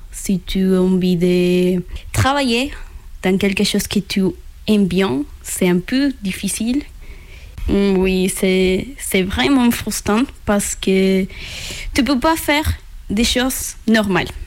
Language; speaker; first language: French; non-native, learner; Spanish